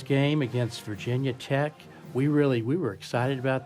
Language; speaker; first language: English; native; English